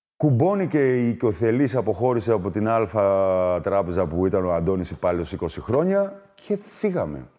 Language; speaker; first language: Greek; early bilingual, other home language; German